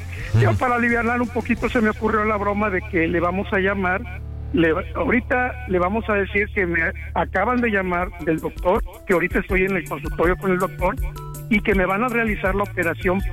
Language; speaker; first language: Spanish; native; Spanish